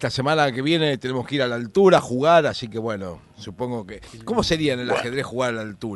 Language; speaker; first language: Spanish; native; Spanish